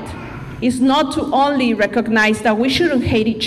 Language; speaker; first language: English; non-native, fluent; Spanish